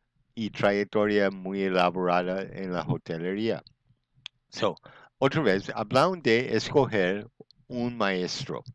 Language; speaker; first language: Spanish; non-native, fluent; English